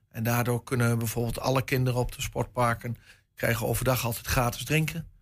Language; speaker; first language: Dutch; native; Dutch